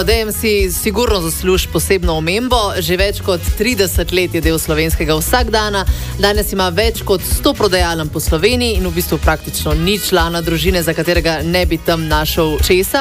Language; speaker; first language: Slovenian; native; Slovenian